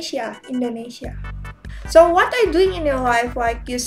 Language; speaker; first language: English; non-native, learner; Indonesian